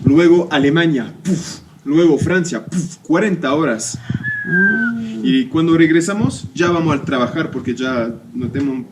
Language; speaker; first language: Spanish; non-native, fluent; French